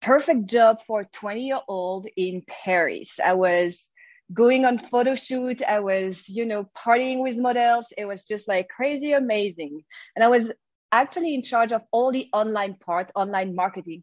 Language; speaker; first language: English; non-native, fluent; French